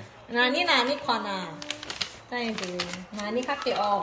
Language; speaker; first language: Korean; non-native, learner; Indonesian